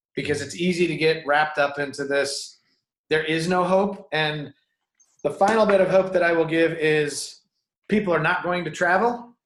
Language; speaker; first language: English; native; English